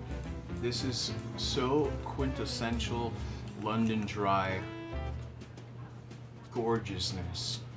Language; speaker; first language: English; native; English